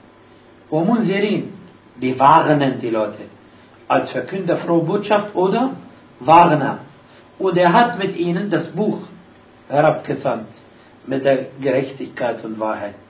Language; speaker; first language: German; non-native, fluent; Arabic